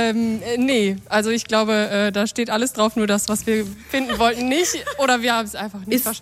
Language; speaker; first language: German; native; German